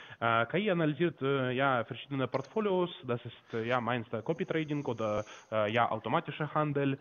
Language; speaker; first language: German; non-native, learner; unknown